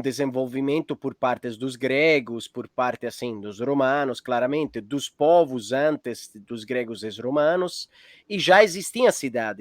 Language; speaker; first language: Portuguese; non-native, fluent; Italian